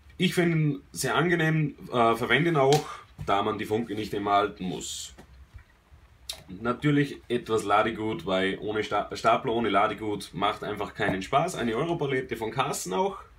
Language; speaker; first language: German; native; German